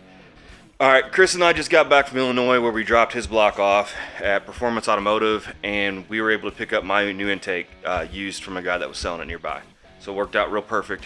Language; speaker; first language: English; native; English